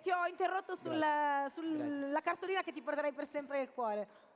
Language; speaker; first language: Italian; native; Italian